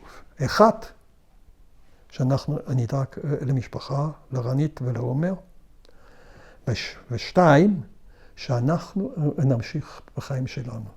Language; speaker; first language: Hebrew; non-native, fluent; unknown